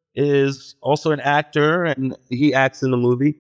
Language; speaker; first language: English; early bilingual, heritage; Hebrew